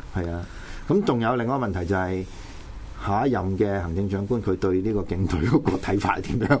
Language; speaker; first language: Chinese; non-native, local second language; Cantonese